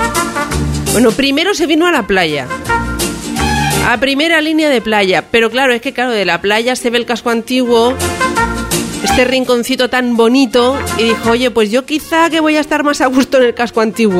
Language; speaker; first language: Spanish; native; Spanish